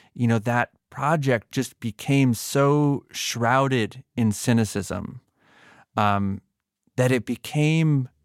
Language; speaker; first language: English; native; English